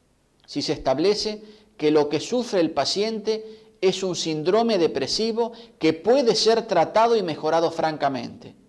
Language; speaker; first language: Spanish; native; Spanish